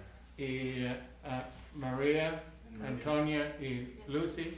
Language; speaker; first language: Spanish; non-native, learner; English